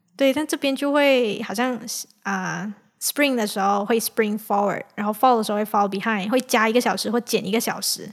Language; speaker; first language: Chinese; native; Chinese